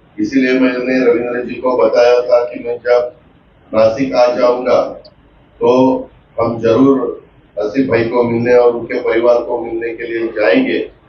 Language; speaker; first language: Hindi; non-native, local second language; Marathi